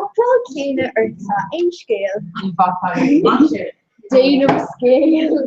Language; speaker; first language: Irish; non-native, local second language; English